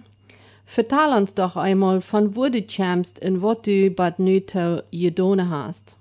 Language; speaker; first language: German; non-native, local second language; Plautdietsch